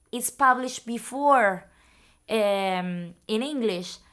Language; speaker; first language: English; non-native, fluent; Spanish